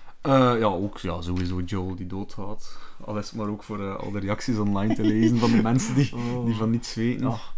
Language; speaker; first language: Dutch; native; Dutch